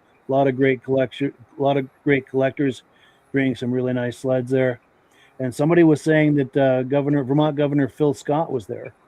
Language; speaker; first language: English; native; English